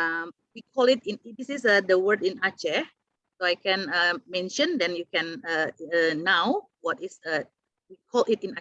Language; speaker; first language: English; non-native, fluent; Indonesian